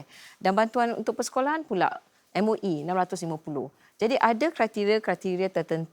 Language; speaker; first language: Malay; native; Malay